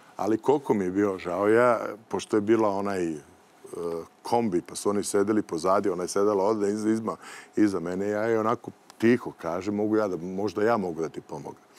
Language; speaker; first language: Serbian; native; Serbian